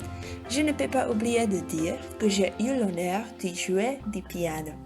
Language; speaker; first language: French; non-native, fluent; Czech